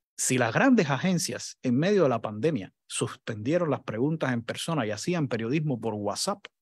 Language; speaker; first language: Spanish; native; Spanish